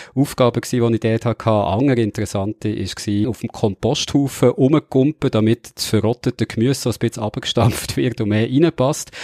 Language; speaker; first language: German; native; German